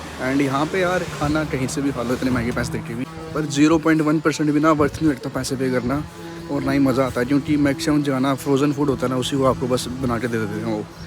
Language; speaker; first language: Hindi; native; Hindi